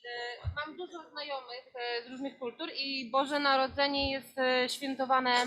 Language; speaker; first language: Polish; early bilingual, heritage; Polish